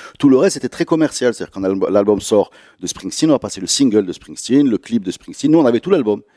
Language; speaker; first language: French; non-native, local second language; Arabic